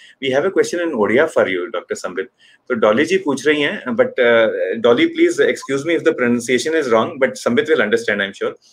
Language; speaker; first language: English; non-native, local second language; Hindi